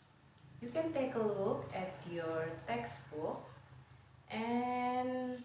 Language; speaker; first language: English; non-native, fluent; Indonesian